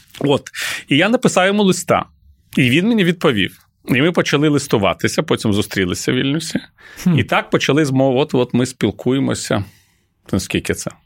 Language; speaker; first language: Ukrainian; non-native, local second language; Russian